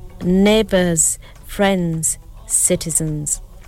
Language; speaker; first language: English; early bilingual, other home language; Urdu